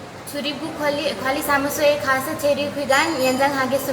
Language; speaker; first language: Korean; non-native, learner; Nepali